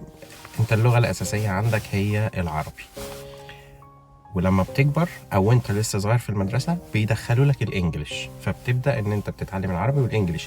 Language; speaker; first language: Arabic; native; Arabic